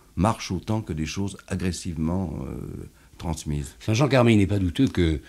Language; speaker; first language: French; native; French